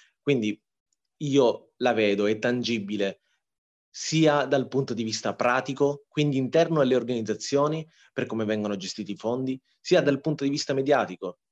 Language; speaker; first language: Italian; early bilingual, other home language; Tigrinya